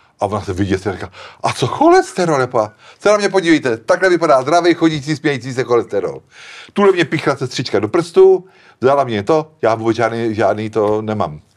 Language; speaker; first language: Czech; native; Czech